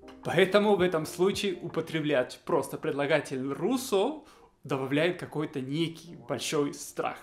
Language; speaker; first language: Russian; non-native, fluent; Spanish